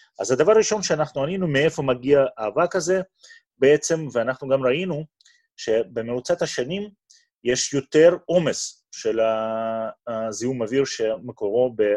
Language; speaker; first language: Hebrew; non-native, fluent; Russian